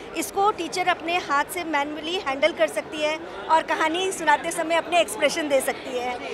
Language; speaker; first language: Hindi; native; Hindi